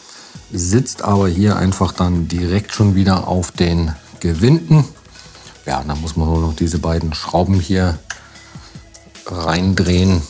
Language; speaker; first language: German; native; German